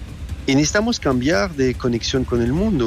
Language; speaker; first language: Spanish; non-native, fluent; French